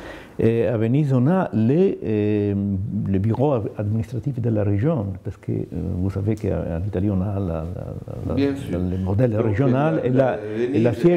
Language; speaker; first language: French; non-native, fluent; Italian